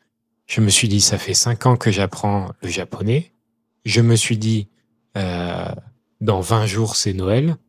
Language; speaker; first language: French; native; French